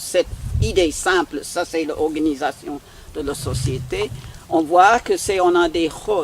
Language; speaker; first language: French; non-native, learner; English